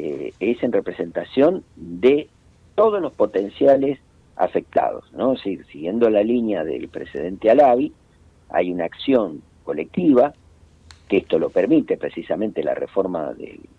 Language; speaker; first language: Spanish; native; Spanish